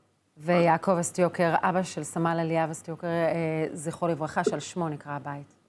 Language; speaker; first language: Hebrew; native; Hebrew